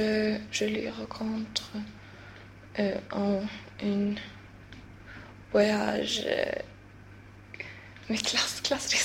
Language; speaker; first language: French; non-native, learner; Swedish